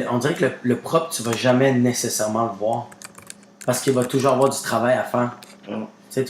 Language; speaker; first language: French; native; French